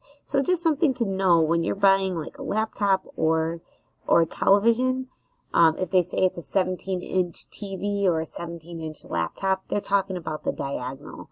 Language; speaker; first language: English; native; English